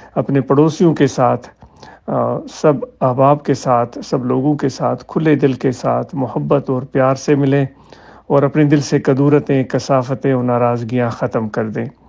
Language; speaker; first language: Urdu; non-native, local second language; Sindhi